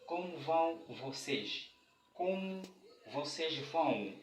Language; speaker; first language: Portuguese; non-native, fluent; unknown